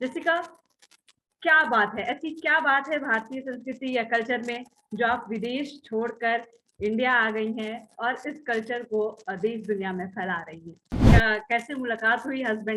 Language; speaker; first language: Hindi; native; Hindi